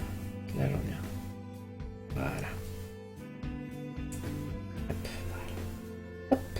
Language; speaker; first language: French; native; French